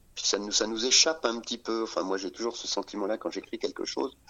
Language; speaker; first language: French; native; French